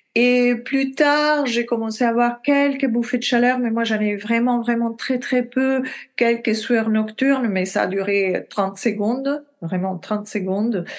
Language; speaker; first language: French; non-native, fluent; Italian